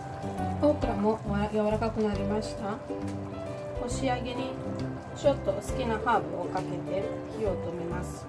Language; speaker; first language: Japanese; non-native, fluent; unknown